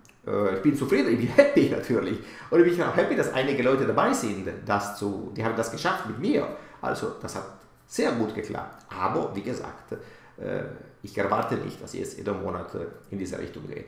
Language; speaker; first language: German; non-native, fluent; Italian